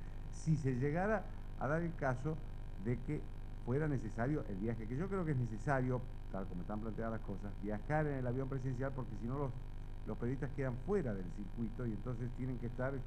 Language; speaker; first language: Spanish; native; Spanish